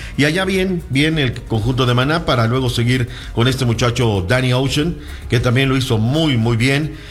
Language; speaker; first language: Spanish; native; Spanish